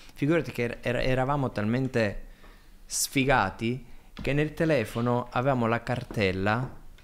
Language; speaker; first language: Italian; native; Italian